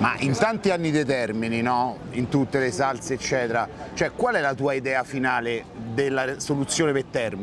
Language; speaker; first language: Italian; native; Italian